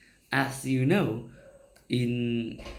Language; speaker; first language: English; non-native, learner; Vietnamese